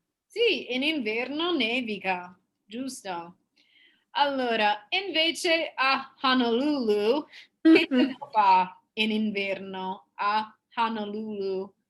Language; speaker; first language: Italian; non-native, fluent; English